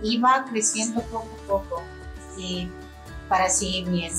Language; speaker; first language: Spanish; non-native, local second language; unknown